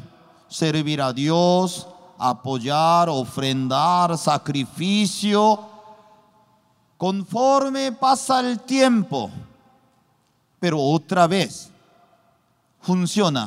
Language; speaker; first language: Spanish; non-native, learner; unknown